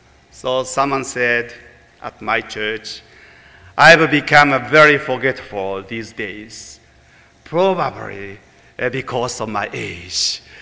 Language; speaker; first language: English; non-native, fluent; Japanese